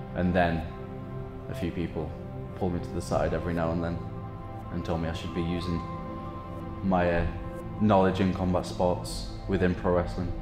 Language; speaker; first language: English; native; English